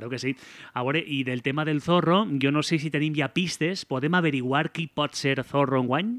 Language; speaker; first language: Catalan; native; Catalan